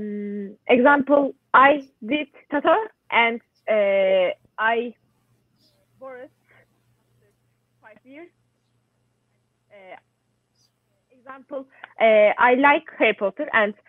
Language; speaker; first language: English; non-native, learner; Turkish